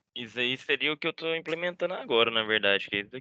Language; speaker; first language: Portuguese; native; Portuguese